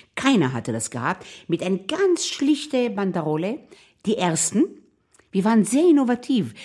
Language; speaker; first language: German; non-native, fluent; Hebrew